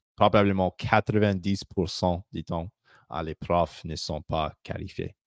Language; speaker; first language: French; non-native, learner; English